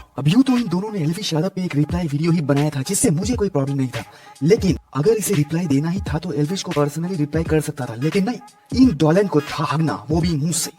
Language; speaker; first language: Hindi; native; Hindi